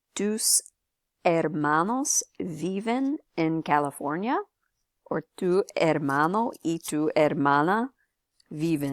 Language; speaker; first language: Spanish; non-native, fluent; English